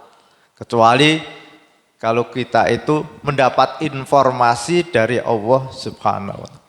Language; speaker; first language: Indonesian; native; Indonesian